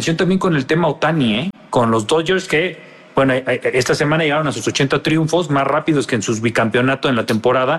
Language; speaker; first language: Spanish; native; Spanish